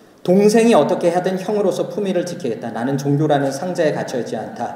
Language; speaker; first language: Korean; native; Korean